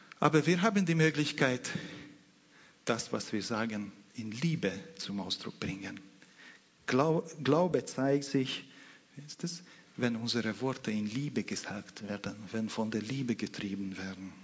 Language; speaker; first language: German; non-native, fluent; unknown